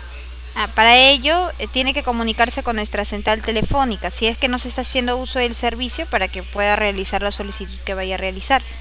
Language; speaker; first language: Spanish; native; Spanish